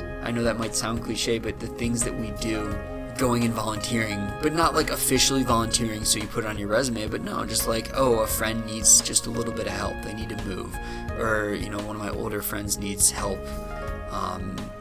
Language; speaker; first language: English; native; English